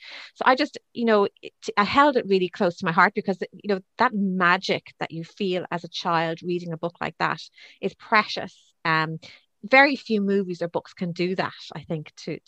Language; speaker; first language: English; native; English